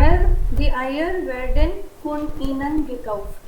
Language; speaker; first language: German; non-native, learner; Hindi